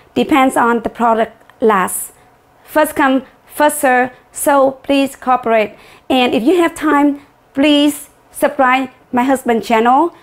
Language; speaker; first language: English; non-native, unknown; Vietnamese